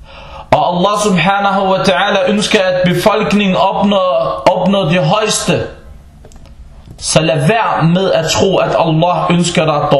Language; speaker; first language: Danish; non-native, fluent; Arabic